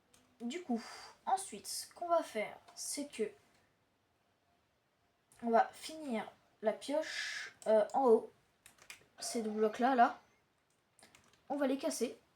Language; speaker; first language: French; native; French